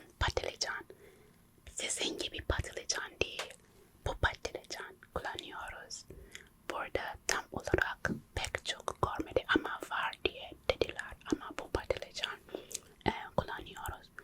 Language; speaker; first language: Turkish; non-native, local second language; English